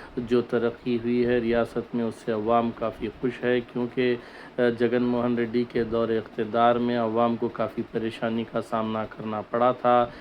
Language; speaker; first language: Urdu; native; Urdu